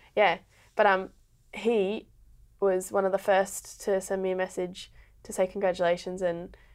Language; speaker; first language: English; native; English